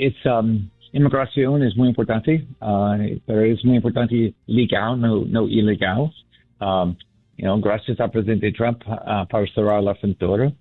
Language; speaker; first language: Spanish; non-native, learner; English